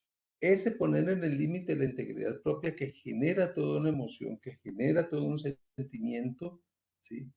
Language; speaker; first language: Spanish; native; Spanish